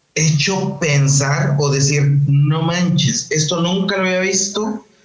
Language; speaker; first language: Spanish; native; Spanish